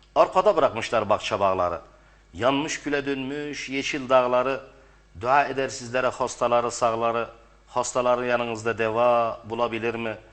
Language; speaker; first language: Turkish; early bilingual, heritage; Arabic